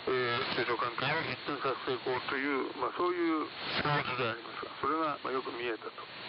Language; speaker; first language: Japanese; native; Japanese